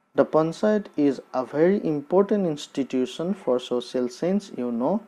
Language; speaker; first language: English; non-native, local second language; Assamese